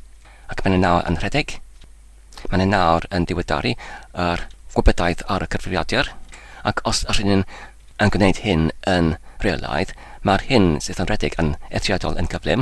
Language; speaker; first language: Welsh; non-native, learner; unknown